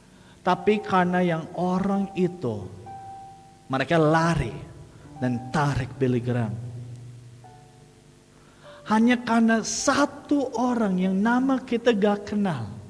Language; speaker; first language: Indonesian; non-native, fluent; English